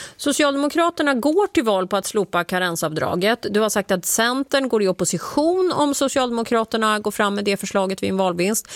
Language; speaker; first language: Swedish; native; Swedish